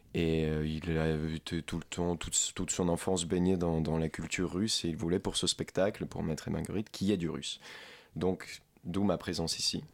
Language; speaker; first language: French; non-native, fluent; Ukrainian